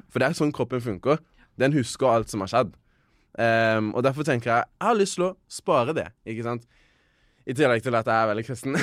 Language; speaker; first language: Norwegian; native; Norwegian